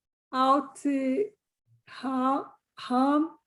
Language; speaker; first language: English; non-native, learner; Portuguese